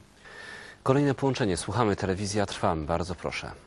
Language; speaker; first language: Polish; native; Polish